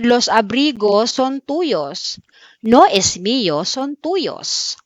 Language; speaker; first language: Spanish; non-native, fluent; Filipino